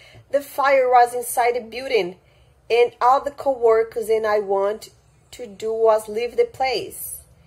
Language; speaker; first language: English; non-native, fluent; Portuguese